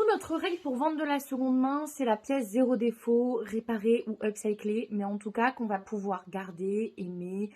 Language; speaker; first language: French; native; French